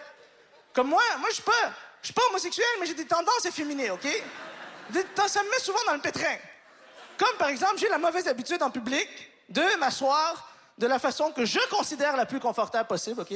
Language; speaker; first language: French; native; French